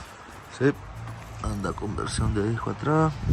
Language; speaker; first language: Spanish; native; Spanish